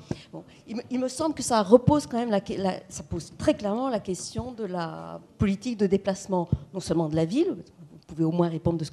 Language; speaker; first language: French; native; French